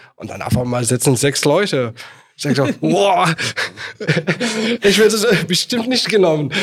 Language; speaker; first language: German; non-native, fluent; Arabic